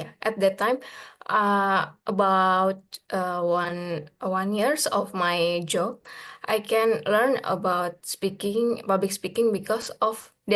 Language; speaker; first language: English; non-native, learner; Indonesian